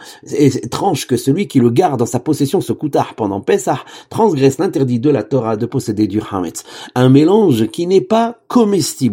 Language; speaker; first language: French; native; French